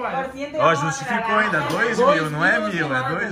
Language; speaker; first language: Portuguese; native; Portuguese